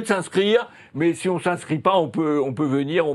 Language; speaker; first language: French; native; French